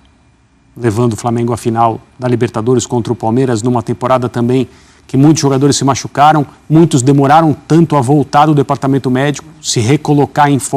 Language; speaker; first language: Portuguese; native; Portuguese